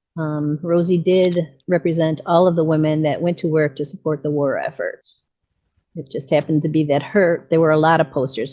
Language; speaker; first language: English; native; English